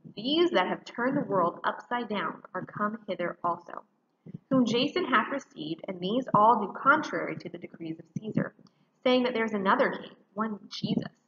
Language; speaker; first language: English; native; English